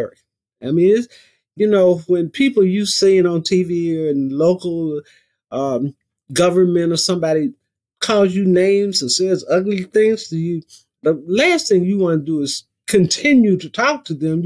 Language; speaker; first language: English; native; English